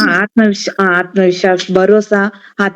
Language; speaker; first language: Hindi; non-native, learner; Telugu